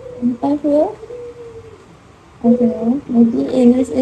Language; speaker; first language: English; non-native, learner; Indonesian